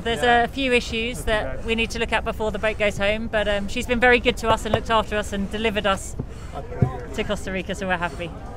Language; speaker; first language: English; native; English